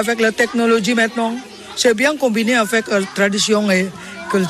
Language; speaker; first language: French; non-native, learner; Balinese